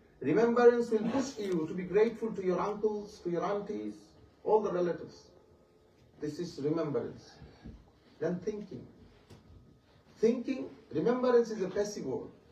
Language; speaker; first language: English; non-native, local second language; Bangla